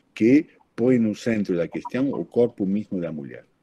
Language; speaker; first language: Portuguese; non-native, learner; Spanish